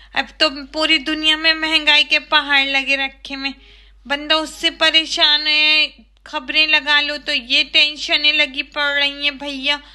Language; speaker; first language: Urdu; native; Urdu